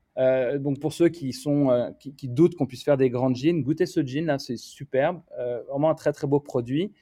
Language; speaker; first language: French; native; French